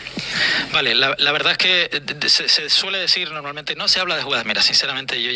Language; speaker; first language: Spanish; native; Spanish